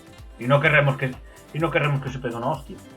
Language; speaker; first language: Spanish; native; Spanish